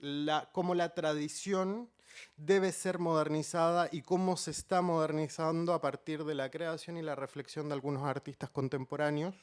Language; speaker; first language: Spanish; native; Spanish